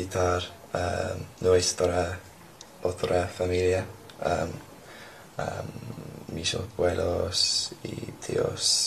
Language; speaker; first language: Spanish; non-native, learner; English